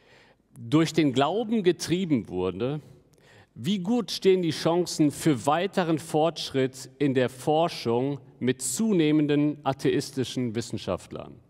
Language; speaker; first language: German; native; German